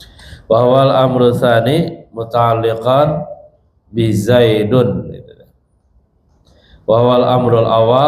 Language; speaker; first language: Arabic; non-native, fluent; Indonesian